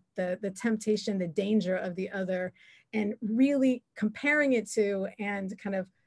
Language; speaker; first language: English; native; English